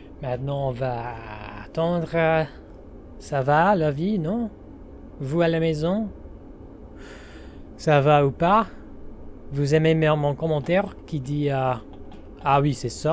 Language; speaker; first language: French; non-native, learner; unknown